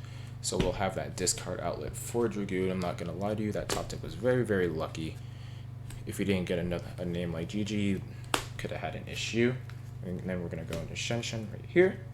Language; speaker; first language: English; native; English